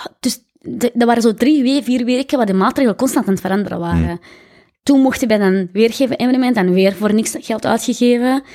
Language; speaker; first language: Dutch; early bilingual, other home language; Arabic